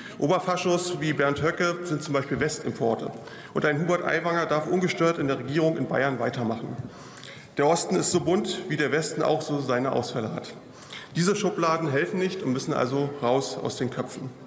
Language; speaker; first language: German; native; German